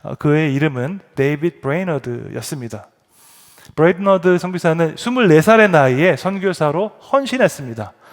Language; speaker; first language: Korean; native; Korean